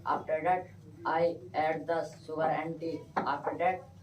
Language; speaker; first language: English; non-native, learner; Hindi